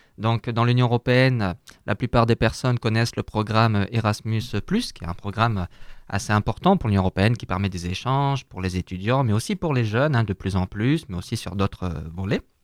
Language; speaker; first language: French; native; French